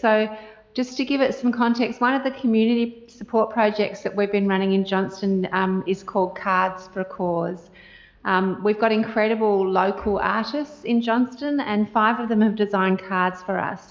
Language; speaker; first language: English; native; English